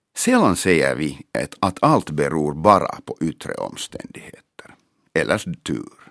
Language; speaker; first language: Swedish; non-native, local second language; Finnish